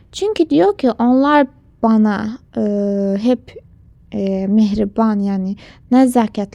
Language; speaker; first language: Turkish; non-native, local second language; Azerbaijani